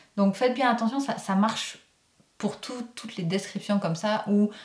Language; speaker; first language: French; native; French